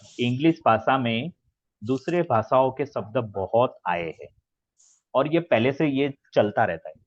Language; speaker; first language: Hindi; native; Hindi